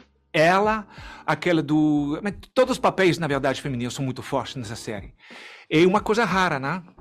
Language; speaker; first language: Portuguese; non-native, fluent; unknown